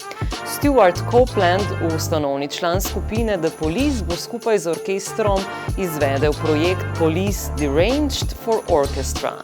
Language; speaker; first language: Slovenian; native; Slovenian